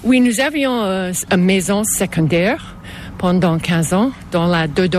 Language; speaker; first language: French; non-native, fluent; English